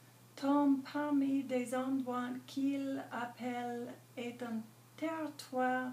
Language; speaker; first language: French; non-native, learner; English